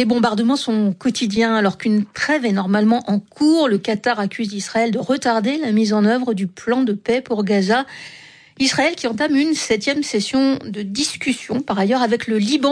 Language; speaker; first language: French; native; French